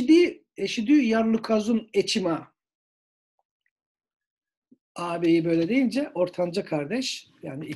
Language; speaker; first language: Turkish; native; Turkish